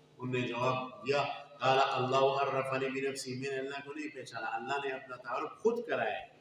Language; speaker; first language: Urdu; non-native, local second language; Pashto